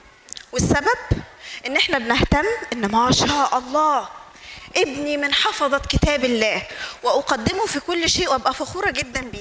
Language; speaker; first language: Arabic; native; Arabic